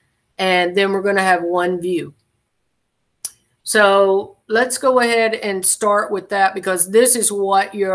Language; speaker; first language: English; native; English